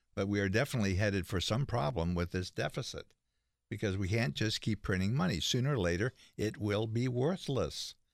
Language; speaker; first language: English; native; English